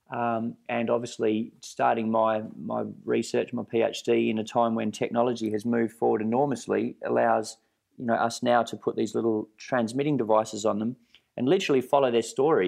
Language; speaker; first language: English; native; English